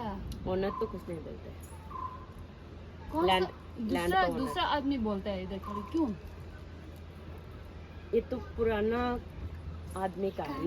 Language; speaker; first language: Hindi; non-native, local second language; Tamil